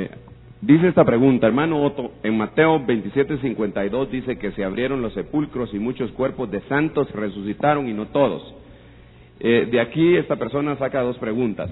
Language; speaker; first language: Spanish; native; Spanish